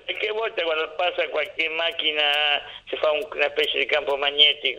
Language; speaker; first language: Italian; non-native, fluent; Spanish